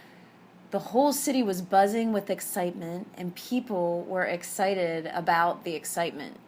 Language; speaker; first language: English; native; English